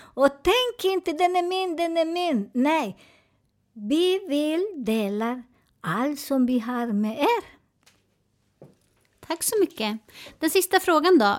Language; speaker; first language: Swedish; non-native, fluent; Spanish